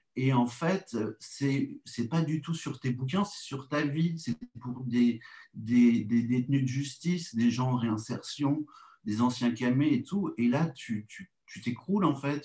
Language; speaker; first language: French; native; French